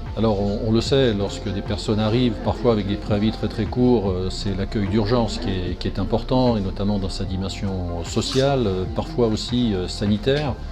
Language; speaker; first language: French; native; French